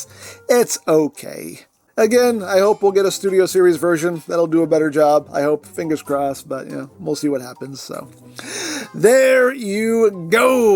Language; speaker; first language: English; native; English